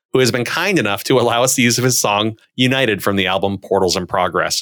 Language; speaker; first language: English; native; English